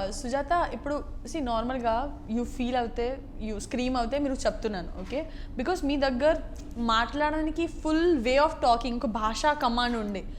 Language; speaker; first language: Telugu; non-native, learner; Gujarati